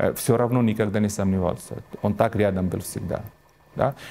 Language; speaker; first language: Russian; non-native, local second language; Armenian